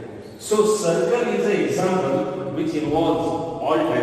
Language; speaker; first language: English; non-native, local second language; Marathi